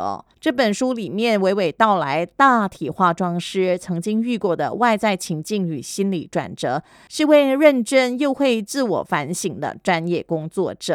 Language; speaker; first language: Chinese; native; Chinese